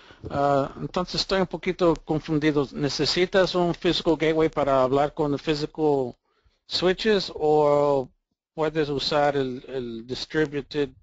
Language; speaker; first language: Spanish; non-native, fluent; English